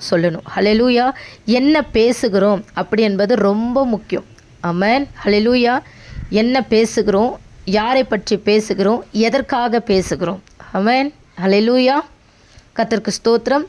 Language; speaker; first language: Tamil; native; Tamil